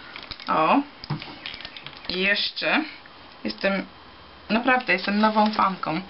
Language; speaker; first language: Polish; early bilingual, heritage; Polish